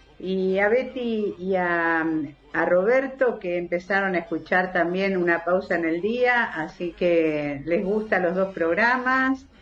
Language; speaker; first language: Spanish; native; Spanish